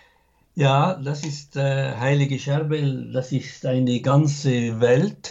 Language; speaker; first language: German; non-native, fluent; Arabic